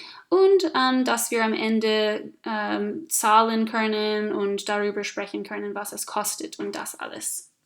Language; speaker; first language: German; non-native, fluent; English